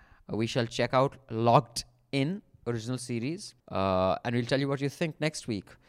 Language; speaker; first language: English; non-native, local second language; Hindi